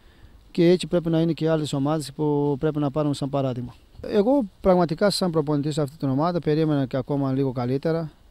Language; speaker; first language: Greek; non-native, fluent; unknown